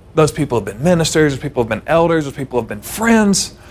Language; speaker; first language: English; native; English